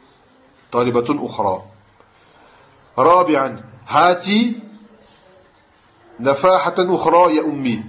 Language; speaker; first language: Arabic; non-native, fluent; French